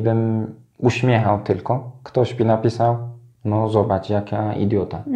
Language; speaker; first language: Polish; non-native, fluent; Turkish